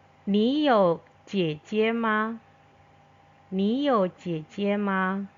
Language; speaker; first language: Chinese; non-native, fluent; Indonesian